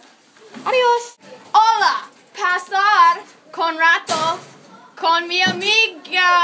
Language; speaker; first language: Spanish; non-native, learner; English